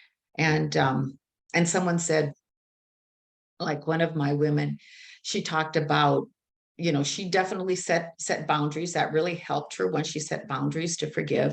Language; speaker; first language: English; native; English